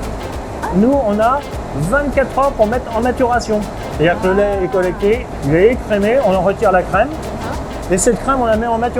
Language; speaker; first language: French; native; French